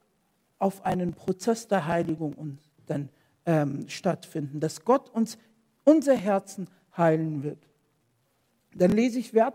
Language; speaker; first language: German; non-native, fluent; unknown